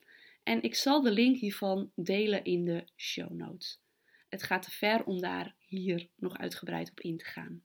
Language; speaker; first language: Dutch; native; Dutch